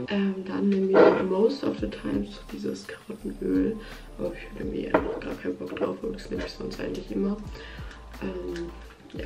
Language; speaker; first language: German; native; German